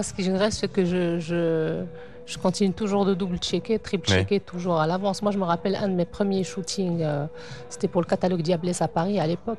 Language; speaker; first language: French; native; French